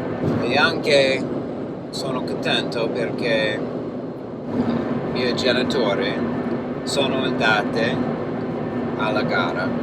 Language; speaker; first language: Italian; non-native, learner; English